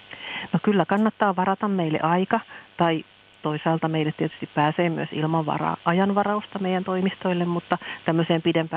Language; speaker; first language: Finnish; native; Finnish